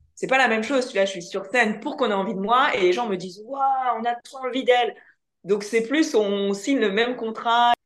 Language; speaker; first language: French; native; French